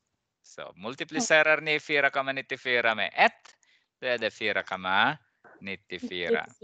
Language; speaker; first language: Swedish; non-native, fluent; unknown